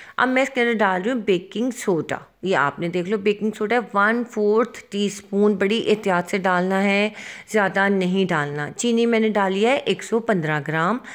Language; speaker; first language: Urdu; native; Urdu